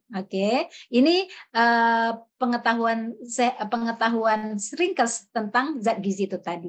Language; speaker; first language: Indonesian; native; Indonesian